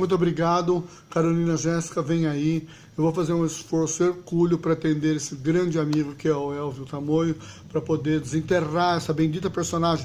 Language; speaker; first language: Portuguese; native; Portuguese